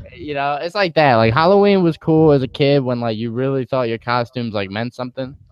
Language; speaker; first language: English; native; English